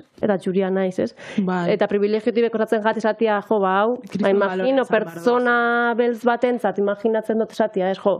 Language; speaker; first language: Basque; native; Basque